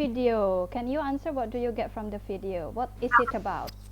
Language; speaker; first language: English; non-native, fluent; Indonesian